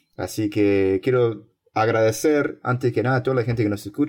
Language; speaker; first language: Spanish; non-native, fluent; English